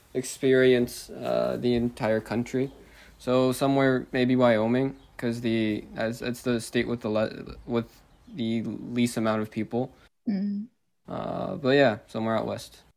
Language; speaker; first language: English; native; English